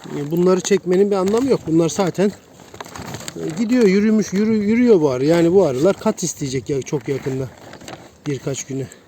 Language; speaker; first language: Turkish; native; Turkish